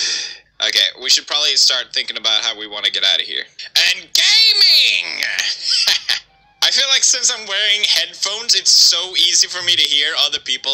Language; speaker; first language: English; native; English